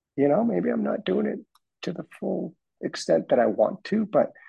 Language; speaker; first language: English; native; English